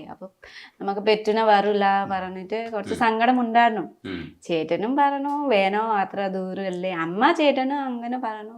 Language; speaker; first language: Malayalam; non-native, learner; Nepali